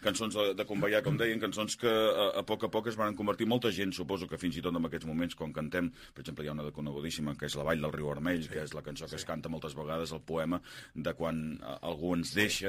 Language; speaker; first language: Catalan; native; Catalan